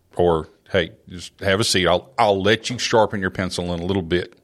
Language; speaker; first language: English; native; English